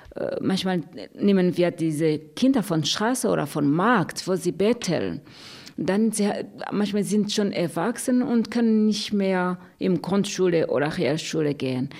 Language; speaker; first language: German; non-native, fluent; Rundi